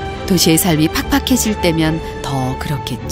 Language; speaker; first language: Korean; native; Korean